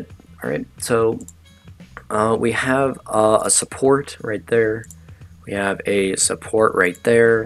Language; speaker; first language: English; native; English